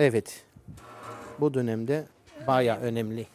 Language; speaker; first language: Turkish; non-native, fluent; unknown